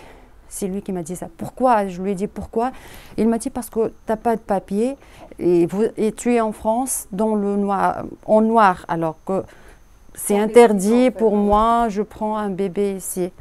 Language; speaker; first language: French; non-native, learner; Arabic